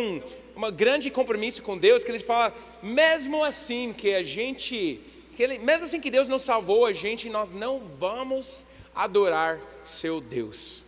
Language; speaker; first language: Portuguese; non-native, learner; English